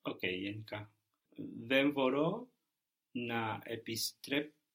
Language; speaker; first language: Greek; non-native, learner; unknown